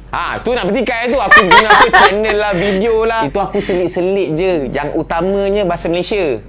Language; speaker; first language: Malay; native; Malay